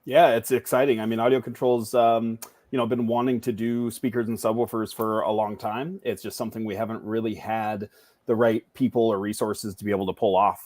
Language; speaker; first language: English; native; English